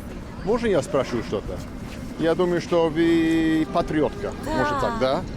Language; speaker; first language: Russian; non-native, learner; English